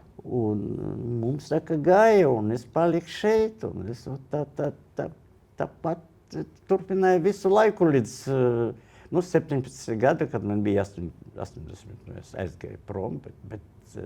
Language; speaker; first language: Latvian; non-native, local second language; Russian